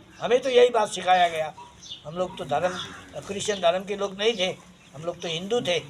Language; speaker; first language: Hindi; non-native, local second language; Nepali